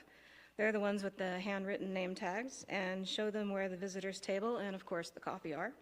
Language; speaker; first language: English; native; English